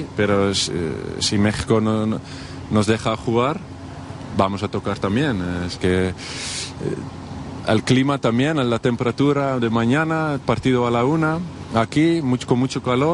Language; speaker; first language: Spanish; non-native, fluent; Dutch